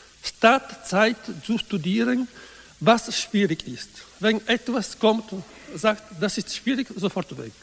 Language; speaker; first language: German; non-native, learner; Italian